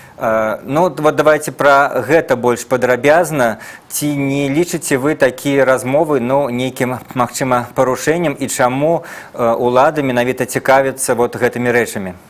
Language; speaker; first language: Belarusian; native; Belarusian